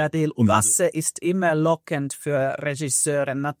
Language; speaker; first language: German; non-native, fluent; Finnish